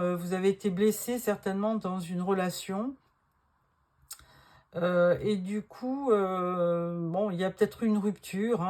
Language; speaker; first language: French; native; French